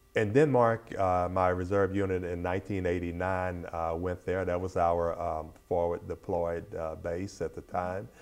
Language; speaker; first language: English; native; English